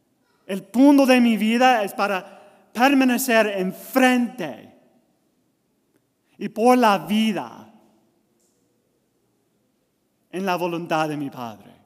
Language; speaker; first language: Spanish; non-native, learner; English